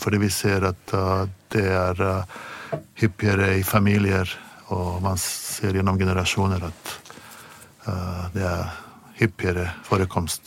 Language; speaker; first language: Norwegian; non-native, fluent; Bosnian